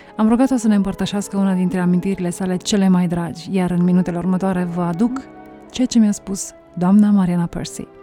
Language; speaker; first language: Romanian; native; Romanian